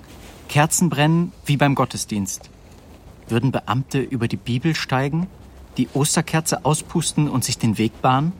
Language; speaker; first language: German; native; German